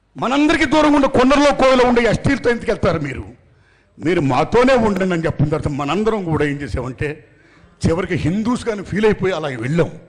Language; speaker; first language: Telugu; native; Telugu